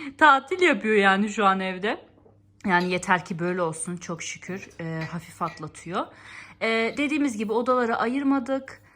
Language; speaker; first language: Turkish; native; Turkish